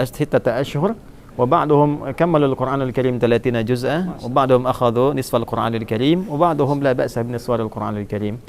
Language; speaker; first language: Arabic; non-native, fluent; Indonesian